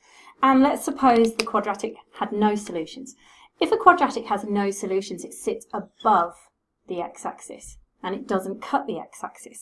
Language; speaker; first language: English; native; English